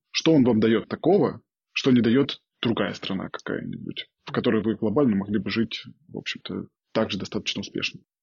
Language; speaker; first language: Russian; native; Russian